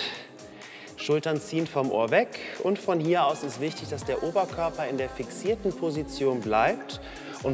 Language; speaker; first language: German; native; German